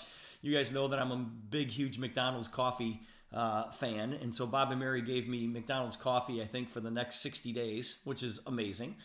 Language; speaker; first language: English; native; English